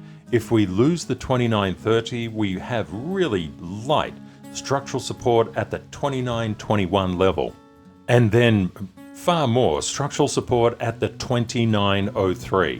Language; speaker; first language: English; native; English